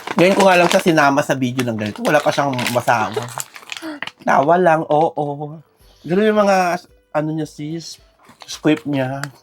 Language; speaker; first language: Filipino; non-native, local second language; Iloko